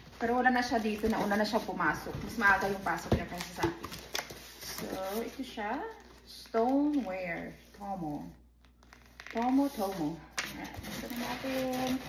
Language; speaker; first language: Filipino; native; Filipino